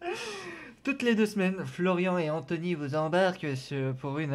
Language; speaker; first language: French; native; French